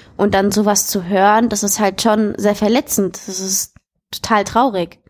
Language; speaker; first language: German; early bilingual, other home language; Arabic